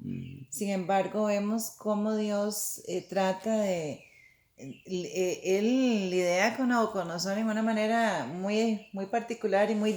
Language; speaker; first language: Spanish; native; Spanish